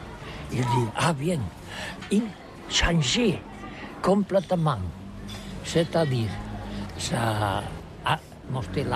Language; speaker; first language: French; non-native, learner; Catalan